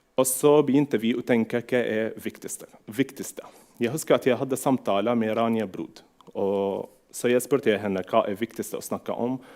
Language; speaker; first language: Norwegian; non-native, fluent; Arabic